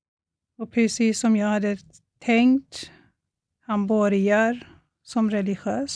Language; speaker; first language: Swedish; non-native, fluent; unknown